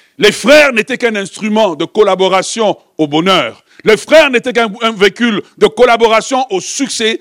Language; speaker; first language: French; non-native, local second language; Lingala